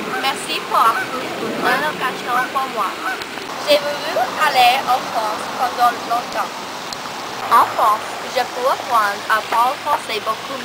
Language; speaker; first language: French; non-native, learner; English